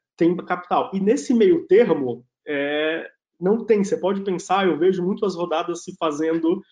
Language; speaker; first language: Portuguese; native; Portuguese